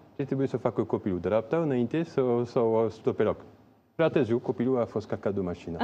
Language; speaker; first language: Romanian; non-native, fluent; French